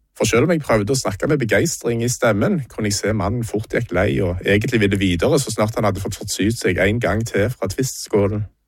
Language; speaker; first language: Norwegian; native; Norwegian